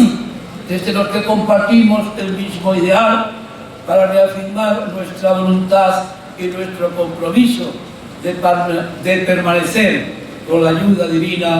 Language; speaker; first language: Spanish; native; Spanish